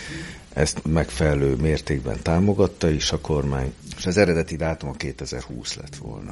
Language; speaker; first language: Hungarian; native; Hungarian